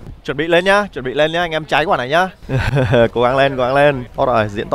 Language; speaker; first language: Vietnamese; native; Vietnamese